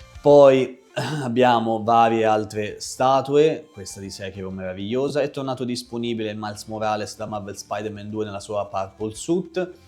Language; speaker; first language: Italian; native; Italian